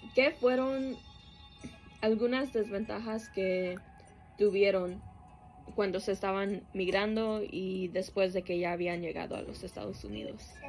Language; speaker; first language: Spanish; early bilingual, heritage; Spanish